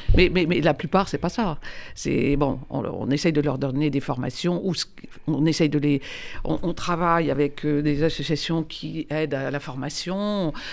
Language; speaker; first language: French; native; French